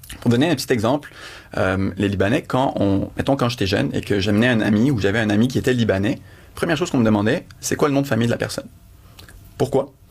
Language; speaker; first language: French; early bilingual, other home language; Arabic